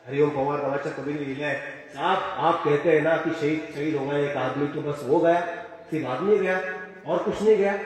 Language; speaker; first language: Hindi; non-native, local second language; Marathi